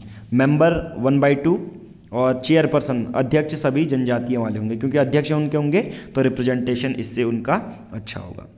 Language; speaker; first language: Hindi; native; Hindi